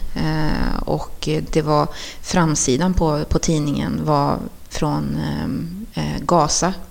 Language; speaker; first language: Swedish; early bilingual, other home language; Spanish